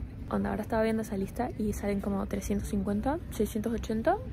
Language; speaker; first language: Spanish; early bilingual, heritage; Spanish